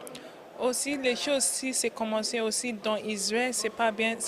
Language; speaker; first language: French; non-native, learner; English